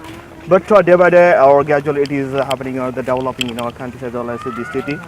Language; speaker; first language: English; non-native, fluent; Bangla